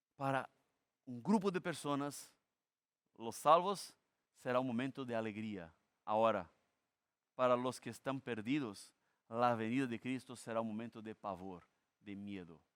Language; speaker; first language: Spanish; non-native, fluent; Portuguese